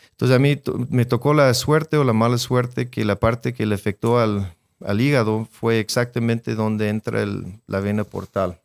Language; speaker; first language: Spanish; non-native, fluent; English